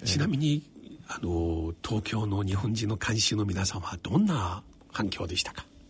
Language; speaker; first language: Japanese; non-native, fluent; Chinese